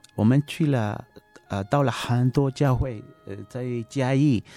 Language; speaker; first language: Chinese; non-native, fluent; Spanish